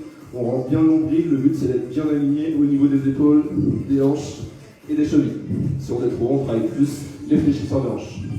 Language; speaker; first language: French; native; French